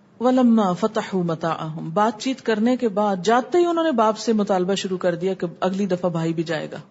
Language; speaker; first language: Urdu; native; Urdu